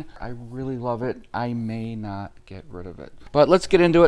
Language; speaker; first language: English; native; English